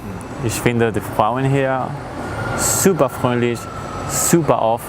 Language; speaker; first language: German; non-native, learner; Spanish